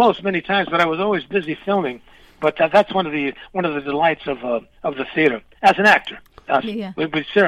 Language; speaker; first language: English; early bilingual, other home language; Spanish